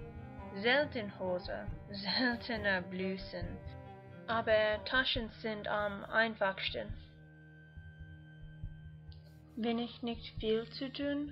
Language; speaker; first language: German; non-native, learner; English